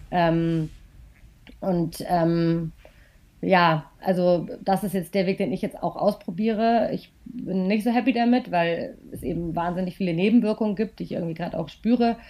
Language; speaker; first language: German; native; German